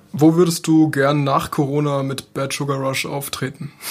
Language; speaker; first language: German; native; German